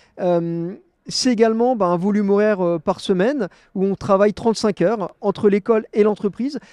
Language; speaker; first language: French; native; French